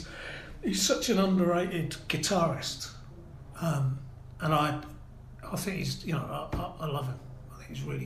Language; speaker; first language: English; native; English